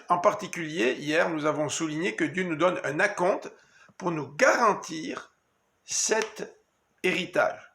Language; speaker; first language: French; native; French